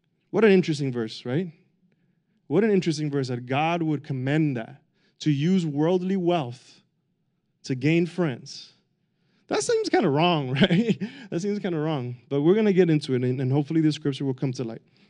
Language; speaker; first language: English; early bilingual, other home language; Spanish